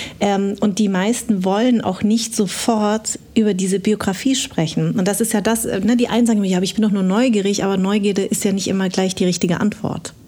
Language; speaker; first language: German; early bilingual, other home language; Vietnamese